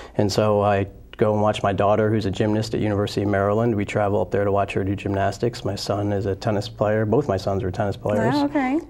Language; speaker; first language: English; native; English